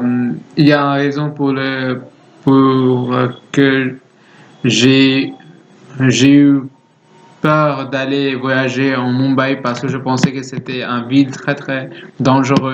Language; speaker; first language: French; non-native, learner; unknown